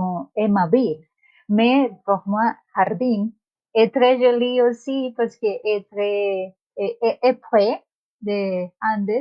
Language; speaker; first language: French; non-native, learner; Spanish